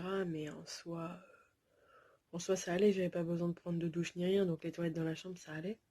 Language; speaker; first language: French; native; French